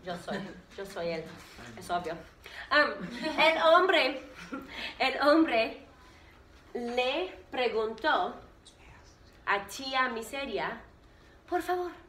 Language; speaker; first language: Spanish; non-native, fluent; English